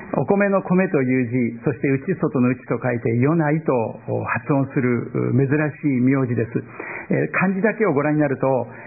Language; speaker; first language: Japanese; native; Japanese